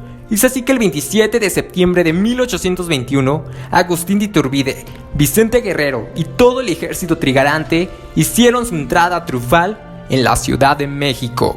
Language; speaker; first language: Spanish; native; Spanish